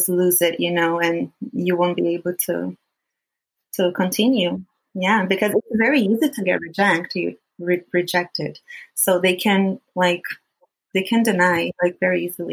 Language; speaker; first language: English; non-native, fluent; Portuguese